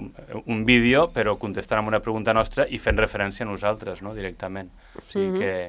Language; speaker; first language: Catalan; native; Catalan